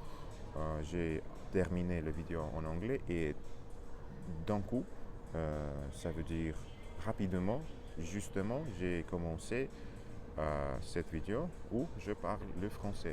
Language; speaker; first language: French; non-native, learner; Russian